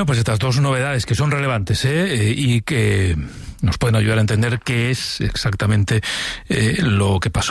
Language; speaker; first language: Spanish; native; Spanish